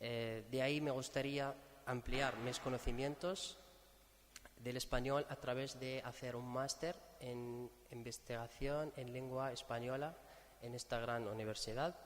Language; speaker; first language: Spanish; non-native, fluent; Arabic